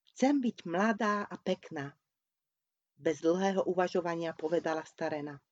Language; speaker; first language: Slovak; non-native, local second language; Hungarian